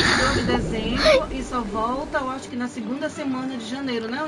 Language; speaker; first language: Portuguese; native; Portuguese